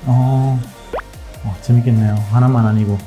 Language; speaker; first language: Korean; non-native, fluent; Spanish